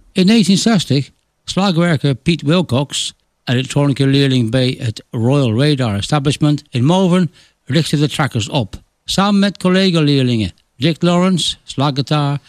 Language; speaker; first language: Dutch; non-native, fluent; English